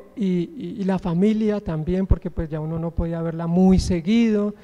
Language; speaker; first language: Spanish; native; Spanish